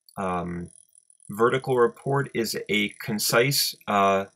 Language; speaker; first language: English; native; English